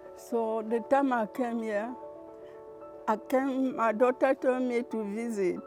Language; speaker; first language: English; non-native, learner; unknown